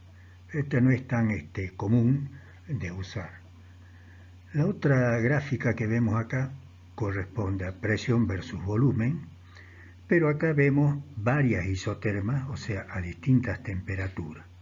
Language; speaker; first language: Spanish; native; Spanish